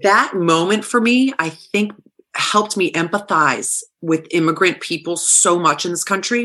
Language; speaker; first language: English; native; English